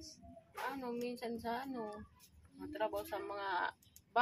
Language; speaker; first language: Filipino; non-native, local second language; Bikol